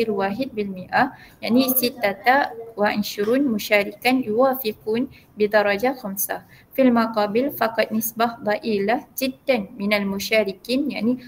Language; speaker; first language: Arabic; non-native, learner; Malay